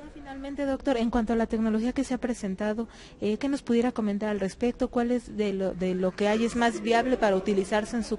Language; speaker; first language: Spanish; native; Spanish